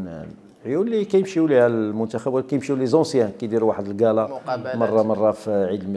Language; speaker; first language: Arabic; native; Arabic